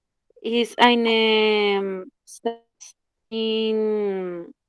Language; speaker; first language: German; non-native, learner; Spanish